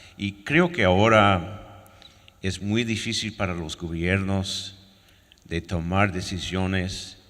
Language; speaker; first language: Spanish; non-native, fluent; French